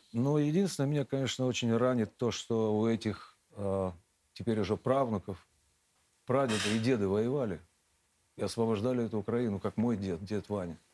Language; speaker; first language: Russian; native; Russian